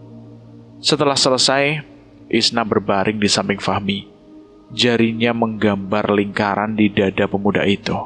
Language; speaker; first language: Indonesian; native; Indonesian